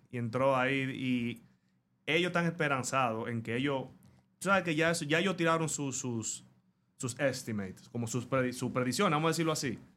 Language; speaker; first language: Spanish; native; Spanish